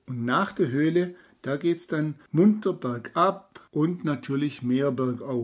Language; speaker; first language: German; native; German